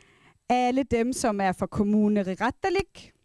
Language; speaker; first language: Danish; non-native, local second language; Kalaallisut